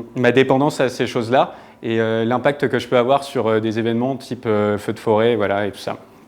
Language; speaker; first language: French; native; French